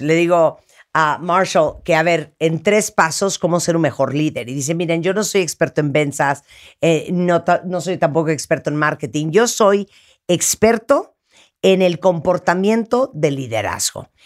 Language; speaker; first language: Spanish; native; Spanish